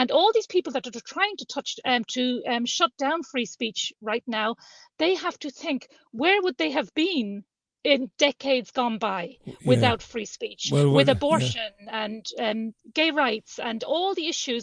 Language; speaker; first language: English; native; English